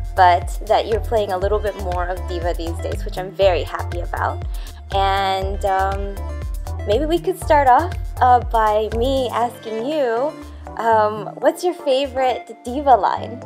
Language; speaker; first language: English; early bilingual, other home language; Korean